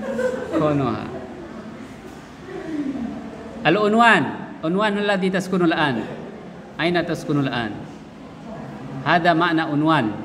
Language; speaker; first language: Arabic; non-native, fluent; Indonesian